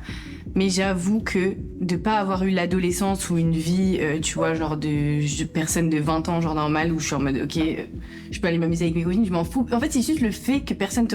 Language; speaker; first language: French; native; French